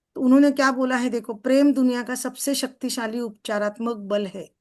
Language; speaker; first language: Hindi; non-native, local second language; Marathi